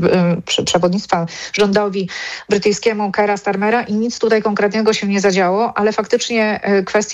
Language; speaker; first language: Polish; native; Polish